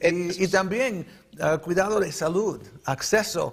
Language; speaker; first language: Spanish; early bilingual, heritage; Spanish